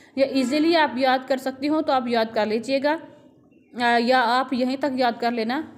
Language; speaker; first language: Urdu; non-native, local second language; Punjabi